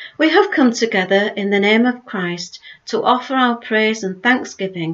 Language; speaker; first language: English; native; English